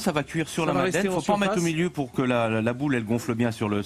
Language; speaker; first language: French; native; French